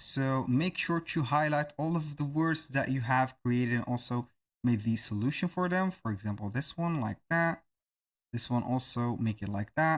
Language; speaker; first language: English; non-native, fluent; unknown